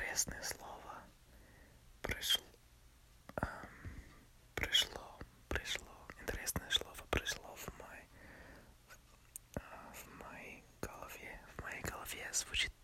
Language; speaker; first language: Russian; non-native, learner; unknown